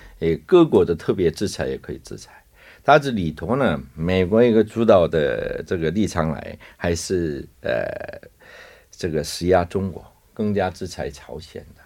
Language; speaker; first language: Chinese; non-native, fluent; Korean